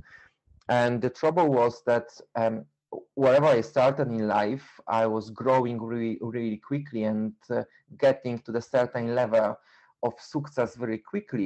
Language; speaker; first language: English; non-native, fluent; Polish